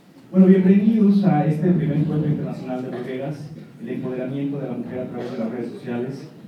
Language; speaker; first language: Spanish; native; Spanish